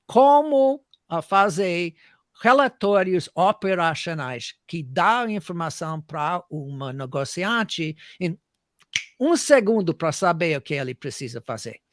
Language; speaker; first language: Portuguese; non-native, fluent; English